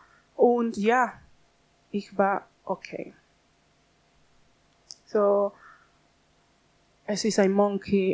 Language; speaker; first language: German; non-native, learner; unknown